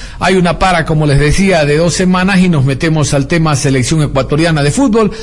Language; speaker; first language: Spanish; native; Spanish